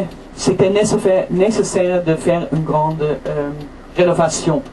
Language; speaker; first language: French; non-native, fluent; Dutch